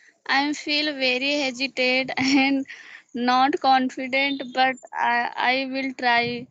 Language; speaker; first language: English; non-native, learner; Hindi